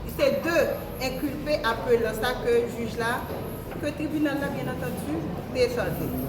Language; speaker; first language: French; non-native, local second language; Haitian Creole